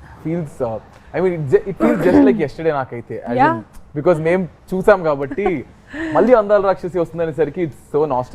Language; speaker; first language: Telugu; native; Telugu